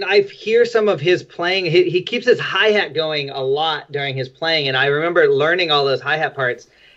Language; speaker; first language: English; native; English